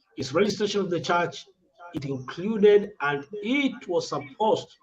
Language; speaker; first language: English; non-native, local second language; Swahili